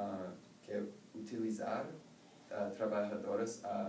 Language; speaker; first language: Spanish; non-native, learner; English